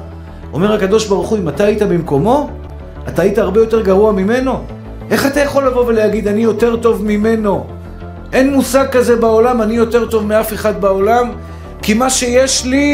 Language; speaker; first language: Hebrew; native; Hebrew